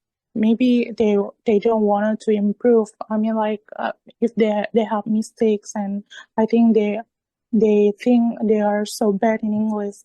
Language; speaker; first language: English; non-native, learner; Indonesian